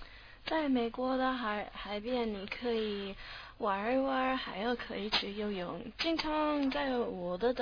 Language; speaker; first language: Chinese; non-native, learner; English